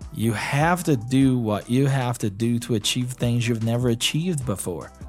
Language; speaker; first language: English; non-native, fluent; Portuguese